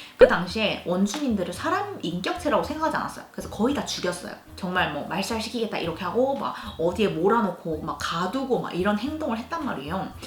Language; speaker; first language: Korean; native; Korean